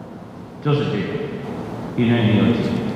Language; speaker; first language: Chinese; non-native, fluent; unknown